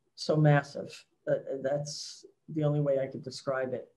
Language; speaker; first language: English; native; English